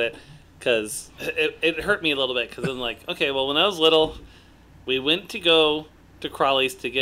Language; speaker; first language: English; native; English